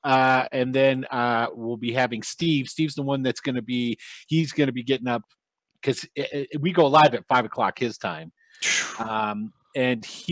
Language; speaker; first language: English; native; English